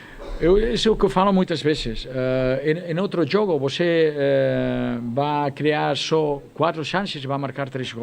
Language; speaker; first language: Portuguese; non-native, fluent; Spanish